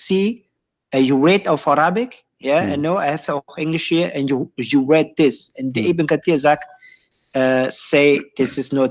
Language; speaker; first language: English; non-native, learner; German